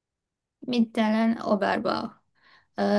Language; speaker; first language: German; non-native, learner; Turkish